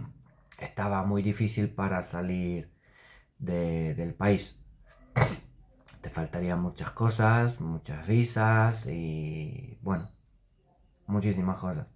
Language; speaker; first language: Spanish; non-native, fluent; Romanian